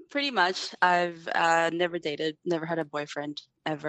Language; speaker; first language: English; native; English